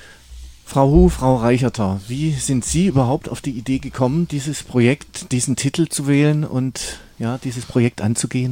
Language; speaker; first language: German; native; German